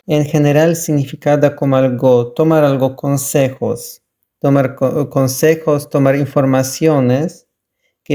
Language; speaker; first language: Spanish; non-native, learner; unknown